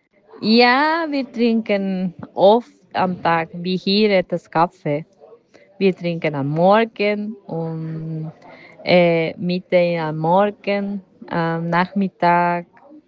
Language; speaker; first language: German; non-native, learner; Spanish